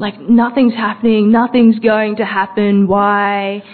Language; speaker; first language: English; early bilingual, other home language; Chinese